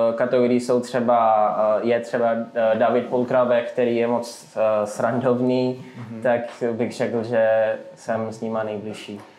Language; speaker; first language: Czech; non-native, fluent; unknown